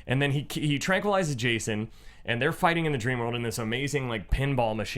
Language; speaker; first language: English; native; English